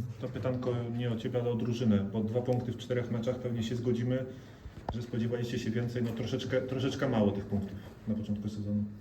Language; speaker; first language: Polish; native; Polish